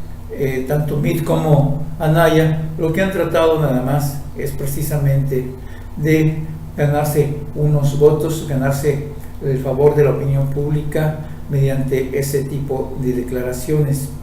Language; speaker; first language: Spanish; native; Spanish